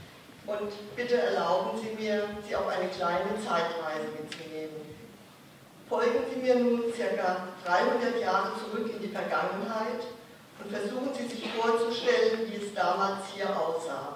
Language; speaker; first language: German; native; German